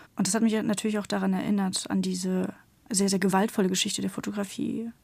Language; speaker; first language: German; early bilingual, other home language; Turkish